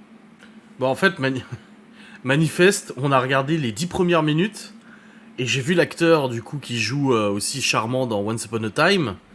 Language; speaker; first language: French; native; French